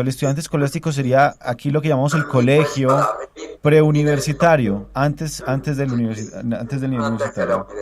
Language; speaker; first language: Spanish; native; Spanish